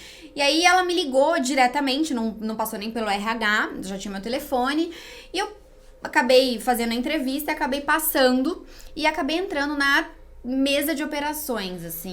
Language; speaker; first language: Portuguese; native; Portuguese